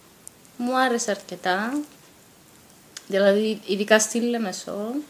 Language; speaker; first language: Greek; non-native, fluent; Bulgarian